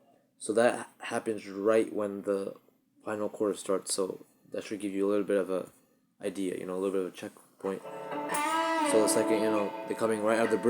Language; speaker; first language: English; native; English